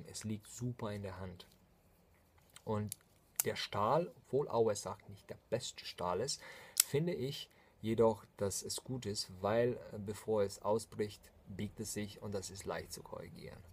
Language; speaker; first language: German; non-native, fluent; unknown